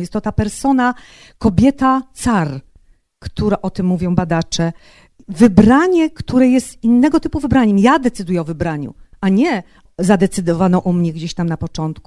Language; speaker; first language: Polish; native; Polish